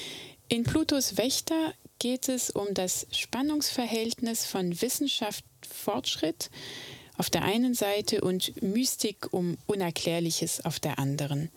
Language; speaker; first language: German; native; German